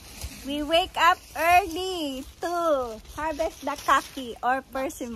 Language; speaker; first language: English; non-native, local second language; Filipino